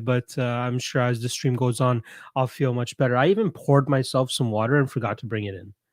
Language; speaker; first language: English; native; English